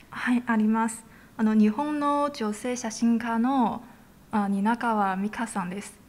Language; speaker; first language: Japanese; non-native, fluent; Chinese